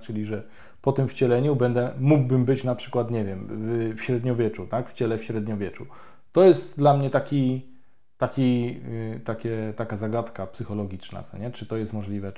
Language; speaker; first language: Polish; native; Polish